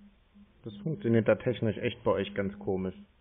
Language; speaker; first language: German; native; German